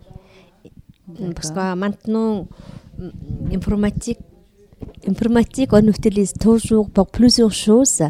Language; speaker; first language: French; non-native, learner; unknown